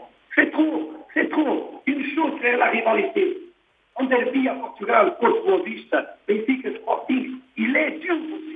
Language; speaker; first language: French; non-native, learner; Portuguese